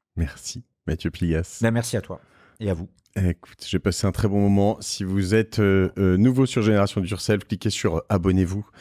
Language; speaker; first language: French; native; French